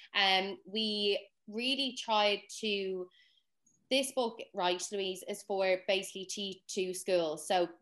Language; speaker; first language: English; native; English